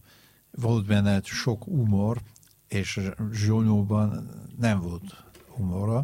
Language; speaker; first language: Hungarian; non-native, learner; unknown